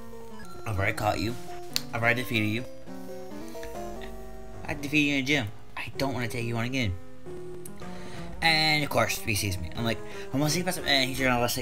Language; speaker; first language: English; native; English